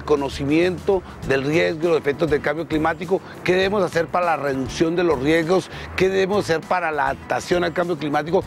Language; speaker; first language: Spanish; native; Spanish